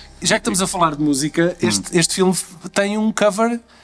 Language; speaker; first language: Portuguese; native; Portuguese